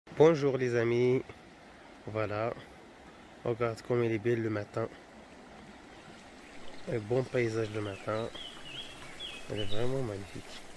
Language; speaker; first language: French; non-native, local second language; Arabic